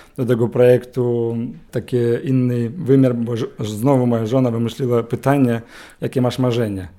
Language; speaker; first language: Polish; non-native, learner; Ukrainian